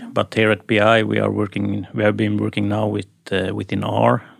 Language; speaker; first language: English; non-native, fluent; Swedish